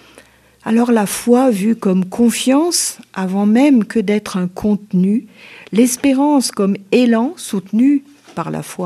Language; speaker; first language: French; native; French